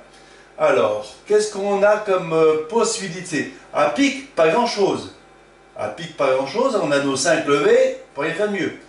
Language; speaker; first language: French; native; French